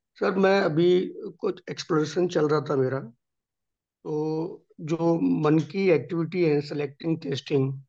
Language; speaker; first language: Hindi; native; Hindi